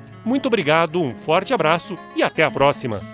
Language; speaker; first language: Portuguese; native; Portuguese